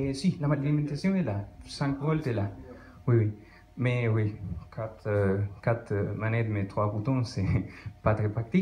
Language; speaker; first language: French; non-native, fluent; Spanish